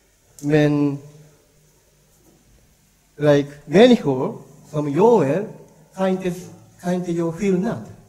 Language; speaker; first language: Swedish; non-native, learner; Japanese